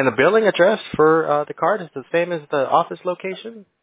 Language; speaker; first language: English; early bilingual, other home language; Spanish